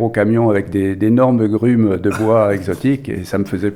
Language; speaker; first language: French; native; French